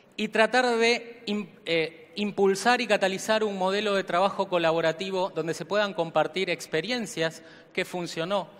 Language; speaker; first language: Spanish; native; Spanish